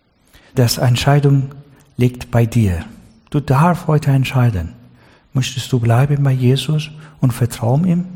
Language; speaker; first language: German; non-native, learner; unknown